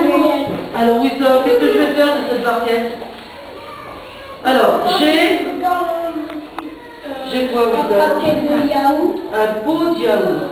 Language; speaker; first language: French; native; French